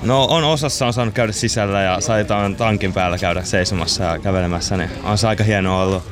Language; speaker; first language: Finnish; native; Finnish